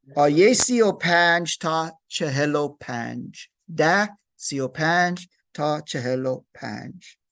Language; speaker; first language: Persian; non-native, learner; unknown